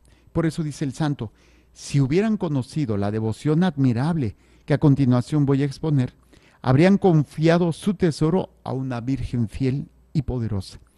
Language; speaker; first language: Spanish; native; Spanish